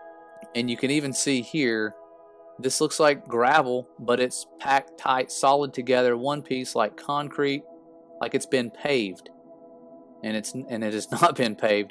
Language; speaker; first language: English; native; English